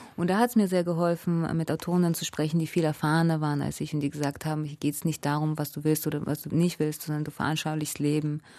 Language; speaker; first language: German; early bilingual, other home language; Russian